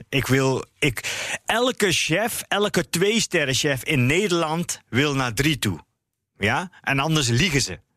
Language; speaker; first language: Dutch; early bilingual, other home language; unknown